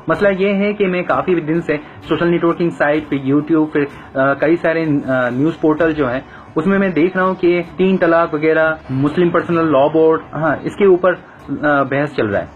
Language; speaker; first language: Urdu; non-native, fluent; Bangla